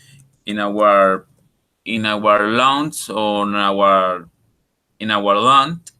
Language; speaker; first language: English; non-native, learner; Spanish